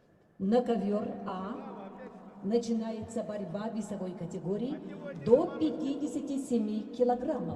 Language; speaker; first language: Russian; native; Russian